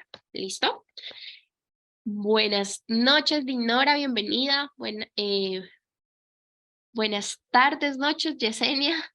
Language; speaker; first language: Spanish; native; Spanish